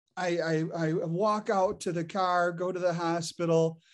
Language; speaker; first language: English; native; English